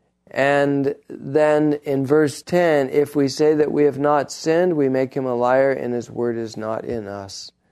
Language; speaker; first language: English; native; English